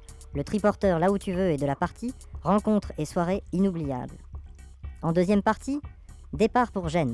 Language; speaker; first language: French; native; French